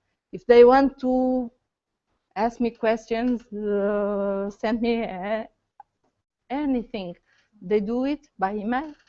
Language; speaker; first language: English; non-native, learner; Portuguese